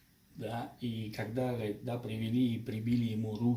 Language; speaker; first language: Russian; native; Russian